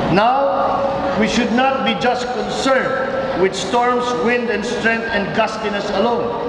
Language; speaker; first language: English; non-native, local second language; Filipino